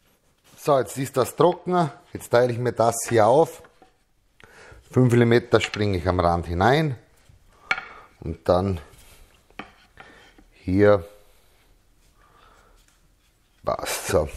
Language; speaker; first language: German; native; German